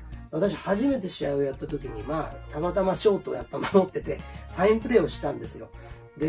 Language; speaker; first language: Japanese; native; Japanese